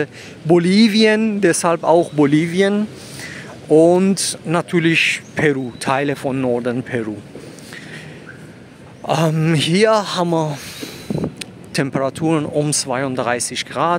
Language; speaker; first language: German; non-native, fluent; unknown